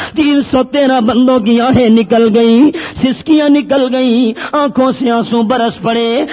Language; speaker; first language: Urdu; non-native, local second language; Pashto